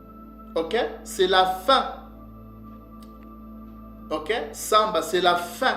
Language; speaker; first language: French; non-native, local second language; Kongo